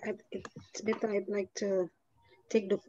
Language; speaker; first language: English; non-native, fluent; Indonesian